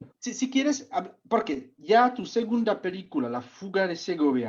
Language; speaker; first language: Spanish; non-native, fluent; Czech